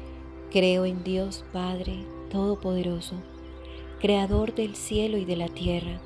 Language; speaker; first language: Spanish; native; Spanish